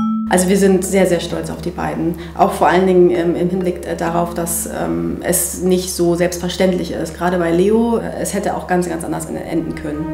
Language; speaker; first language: German; native; German